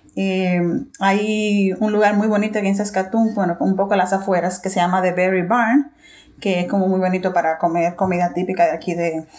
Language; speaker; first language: Spanish; native; Spanish